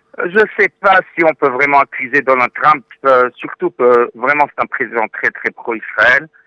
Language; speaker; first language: French; native; French